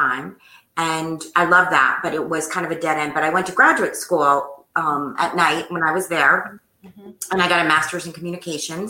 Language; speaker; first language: English; native; English